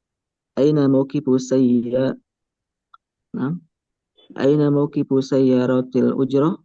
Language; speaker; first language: Arabic; non-native, learner; Indonesian